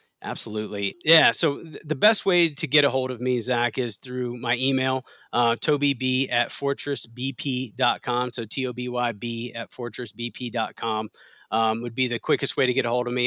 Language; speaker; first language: English; native; English